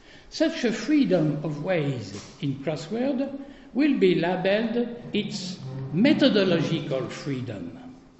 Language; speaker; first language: English; non-native, fluent; French